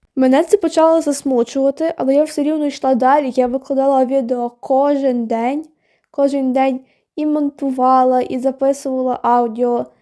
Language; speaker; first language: Ukrainian; non-native, local second language; Russian